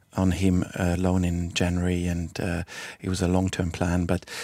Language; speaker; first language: English; non-native, fluent; Swiss German